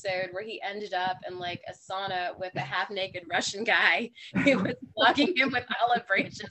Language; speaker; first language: English; native; English